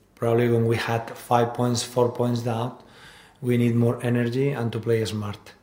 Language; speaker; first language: English; non-native, fluent; Spanish